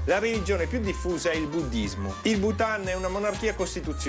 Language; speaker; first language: Italian; native; Italian